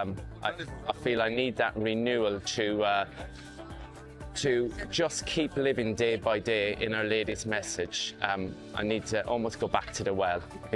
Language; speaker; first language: English; native; English